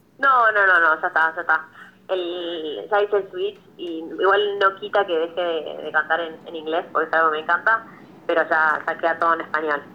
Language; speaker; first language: Spanish; early bilingual, other home language; English